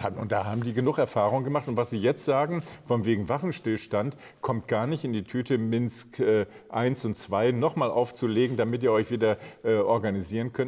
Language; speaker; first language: German; native; German